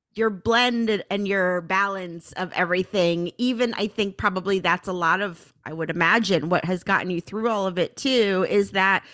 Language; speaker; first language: English; native; English